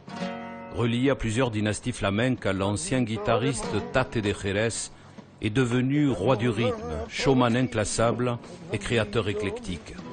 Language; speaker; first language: French; native; French